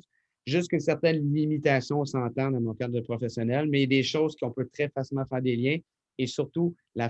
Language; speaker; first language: French; native; French